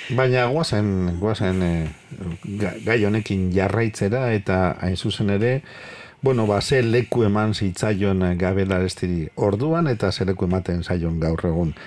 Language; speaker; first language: Basque; native; Basque